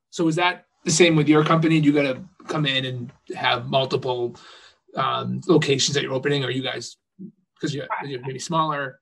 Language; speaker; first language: English; native; English